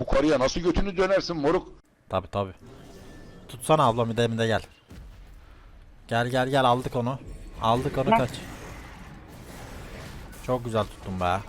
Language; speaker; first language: Turkish; native; Turkish